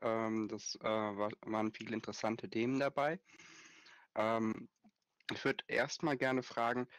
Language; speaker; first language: German; native; German